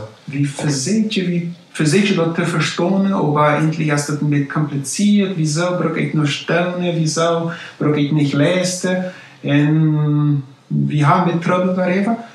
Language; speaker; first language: German; non-native, local second language; Plautdietsch